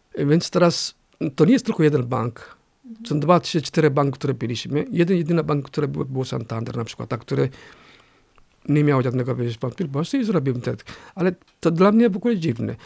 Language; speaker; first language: Polish; non-native, fluent; Somali